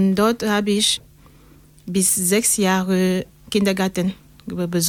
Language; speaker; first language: German; non-native, learner; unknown